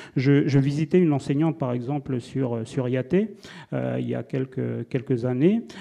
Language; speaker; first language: French; non-native, local second language; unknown